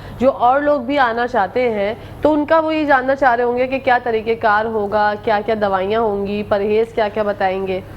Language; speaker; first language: Urdu; native; Urdu